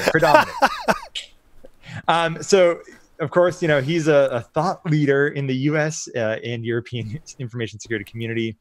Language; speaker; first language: English; native; English